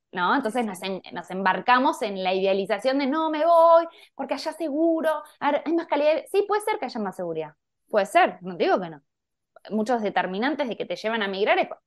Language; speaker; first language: Spanish; native; Spanish